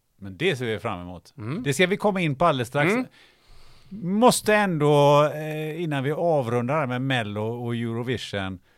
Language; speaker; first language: Swedish; native; Swedish